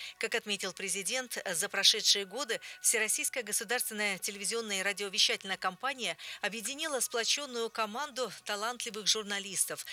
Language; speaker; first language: Russian; native; Russian